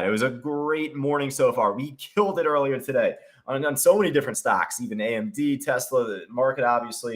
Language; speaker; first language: English; native; English